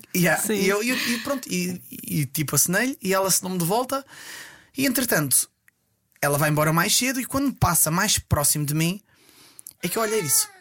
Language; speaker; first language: Portuguese; native; Portuguese